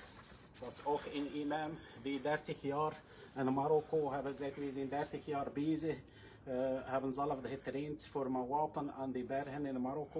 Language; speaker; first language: Dutch; non-native, learner; Arabic